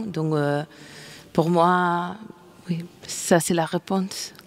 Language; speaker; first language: French; non-native, fluent; Spanish